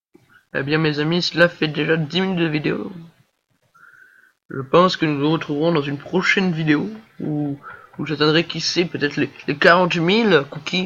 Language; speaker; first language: French; native; French